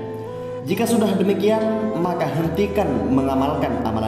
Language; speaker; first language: Indonesian; native; Indonesian